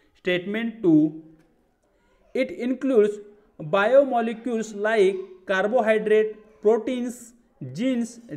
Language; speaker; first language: English; non-native, local second language; Marathi